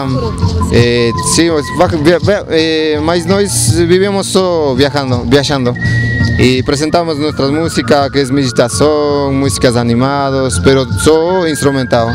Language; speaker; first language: Portuguese; non-native, learner; Spanish